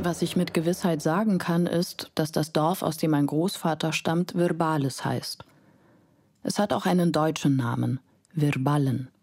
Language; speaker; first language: German; non-native, fluent; Lithuanian